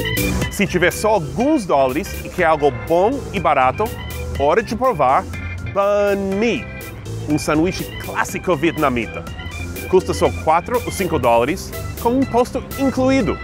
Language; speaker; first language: Portuguese; non-native, fluent; English